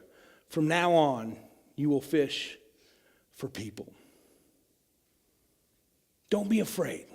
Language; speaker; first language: English; native; English